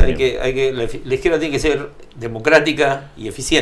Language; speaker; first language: Spanish; native; Spanish